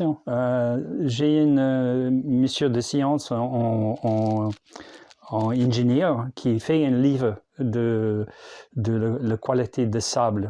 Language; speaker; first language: French; non-native, learner; English